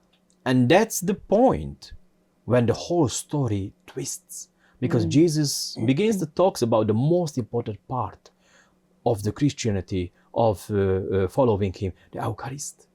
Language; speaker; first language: English; non-native, fluent; Hungarian